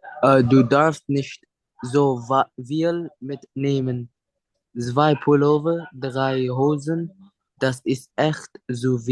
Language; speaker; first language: German; non-native, learner; Indonesian